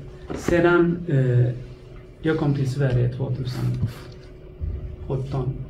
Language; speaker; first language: Swedish; non-native, fluent; Tigrinya